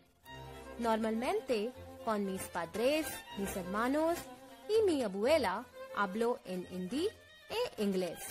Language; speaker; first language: Spanish; non-native, learner; Hindi